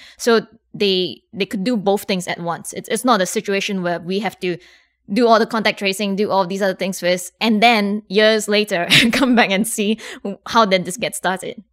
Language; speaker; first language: English; native; English